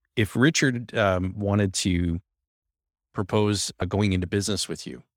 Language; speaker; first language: English; native; English